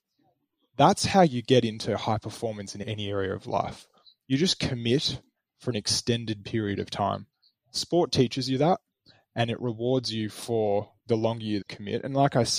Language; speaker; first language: English; native; English